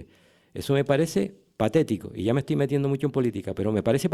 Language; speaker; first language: Spanish; native; Spanish